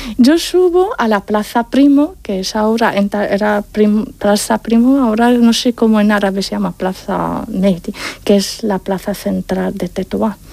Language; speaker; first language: Spanish; non-native, fluent; Arabic